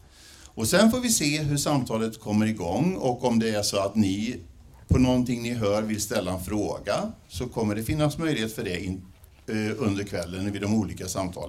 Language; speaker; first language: Swedish; native; Swedish